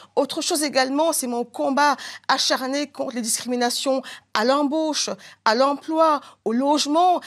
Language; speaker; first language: French; non-native, local second language; Bambara